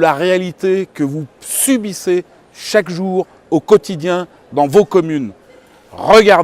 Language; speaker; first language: French; native; French